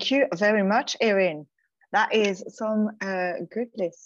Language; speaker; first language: English; non-native, fluent; French